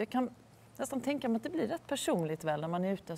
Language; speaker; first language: Swedish; native; Swedish